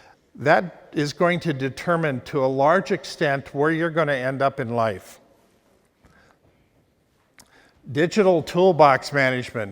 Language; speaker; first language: English; native; English